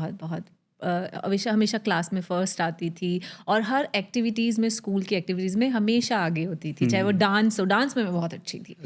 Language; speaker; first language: Hindi; native; Hindi